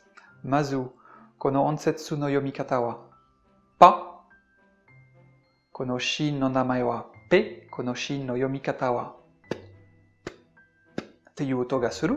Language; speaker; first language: Japanese; non-native, fluent; French